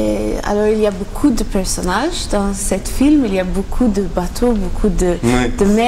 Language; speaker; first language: French; non-native, learner; Maltese